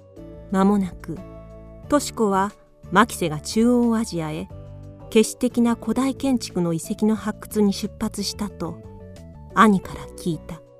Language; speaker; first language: Japanese; native; Japanese